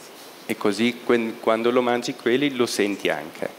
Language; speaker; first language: Italian; non-native, local second language; German